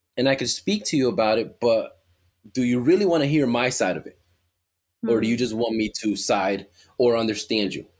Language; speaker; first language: English; early bilingual, other home language; Spanish